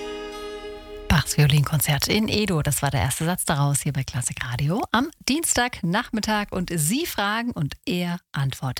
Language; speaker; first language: German; native; German